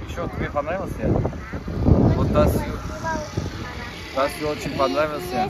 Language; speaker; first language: Russian; non-native, learner; Turkish